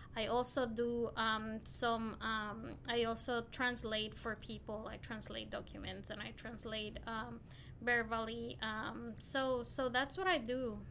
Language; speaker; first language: English; non-native, fluent; Spanish